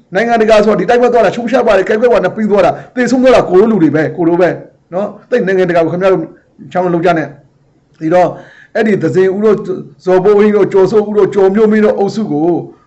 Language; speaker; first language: Burmese; native; Burmese